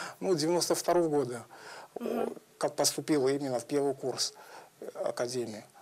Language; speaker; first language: Russian; non-native, fluent; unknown